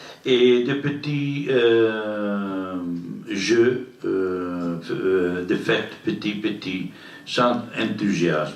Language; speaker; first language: French; non-native, learner; Italian